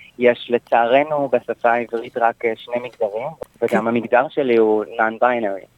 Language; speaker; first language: Hebrew; native; Hebrew